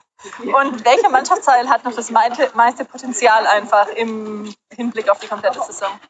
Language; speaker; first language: German; native; German